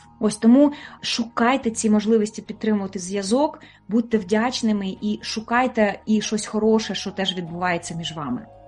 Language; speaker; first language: Ukrainian; native; Ukrainian